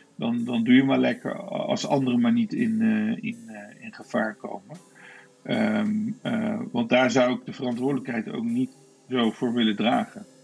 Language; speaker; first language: Dutch; native; Dutch